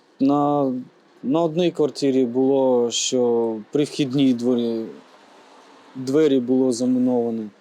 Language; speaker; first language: Ukrainian; native; Ukrainian